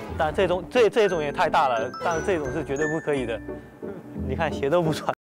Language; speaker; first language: Chinese; native; Chinese